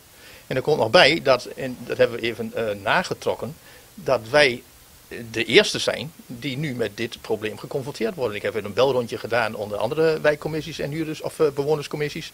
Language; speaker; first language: Dutch; native; Dutch